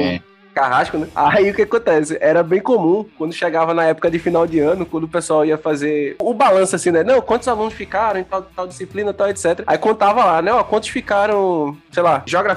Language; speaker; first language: Portuguese; native; Portuguese